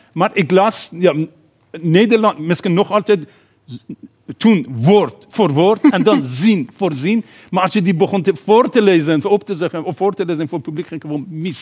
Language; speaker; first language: Dutch; non-native, fluent; Persian